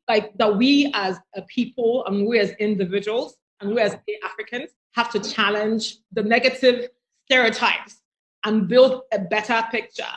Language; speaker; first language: English; non-native, local second language; Igbo